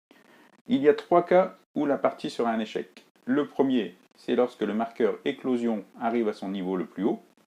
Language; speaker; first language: French; native; French